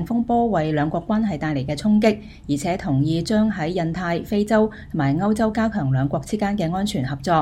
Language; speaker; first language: Chinese; non-native, local second language; Cantonese